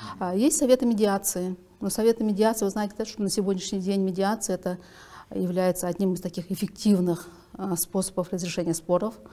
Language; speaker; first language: Russian; native; Russian